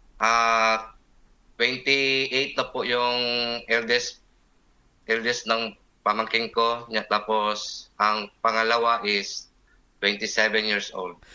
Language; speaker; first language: Filipino; non-native, local second language; Cebuano